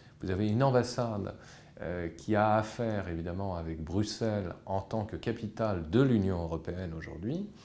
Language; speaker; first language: French; native; French